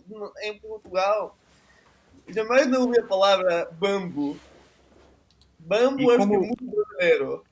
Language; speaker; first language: Portuguese; non-native, fluent; Italian